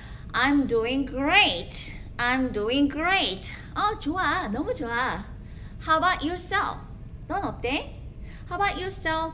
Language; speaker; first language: English; non-native, fluent; Korean